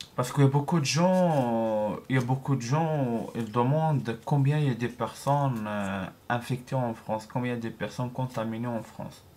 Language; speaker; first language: French; non-native, learner; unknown